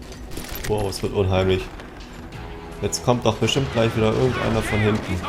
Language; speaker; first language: German; native; German